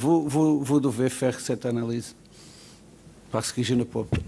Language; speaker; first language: French; non-native, learner; Portuguese